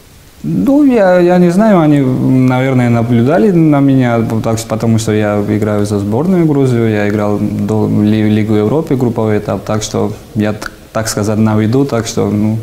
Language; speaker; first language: Russian; non-native, fluent; Georgian